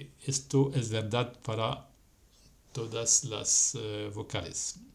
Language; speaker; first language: Spanish; non-native, fluent; French